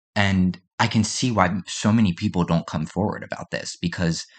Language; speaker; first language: English; native; English